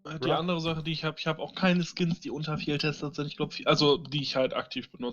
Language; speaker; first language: German; native; German